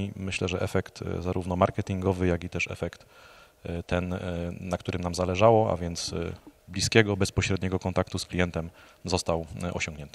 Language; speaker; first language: Polish; native; Polish